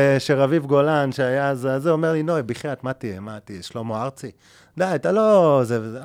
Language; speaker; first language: Hebrew; native; Hebrew